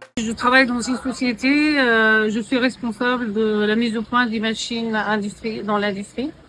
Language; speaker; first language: French; non-native, local second language; Arabic